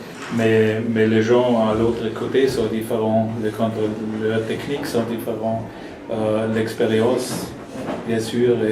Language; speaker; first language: French; non-native, learner; German